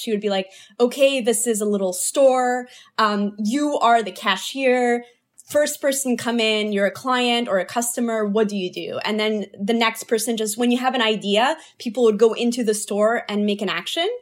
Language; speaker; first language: English; early bilingual, other home language; Polish